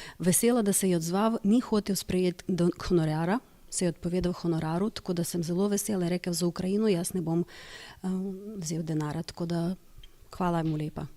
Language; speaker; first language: Slovenian; non-native, fluent; Ukrainian